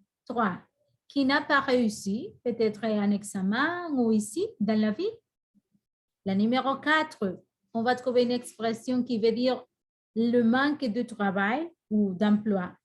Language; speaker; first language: French; non-native, fluent; Spanish